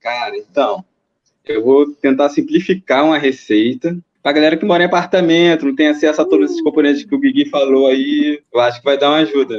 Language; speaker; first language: Portuguese; native; Portuguese